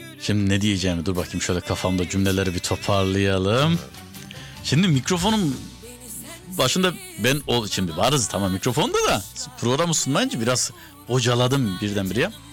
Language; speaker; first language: Turkish; early bilingual, heritage; Turkish